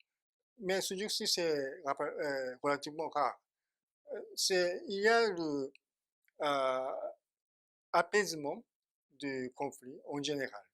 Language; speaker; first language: French; non-native, fluent; Japanese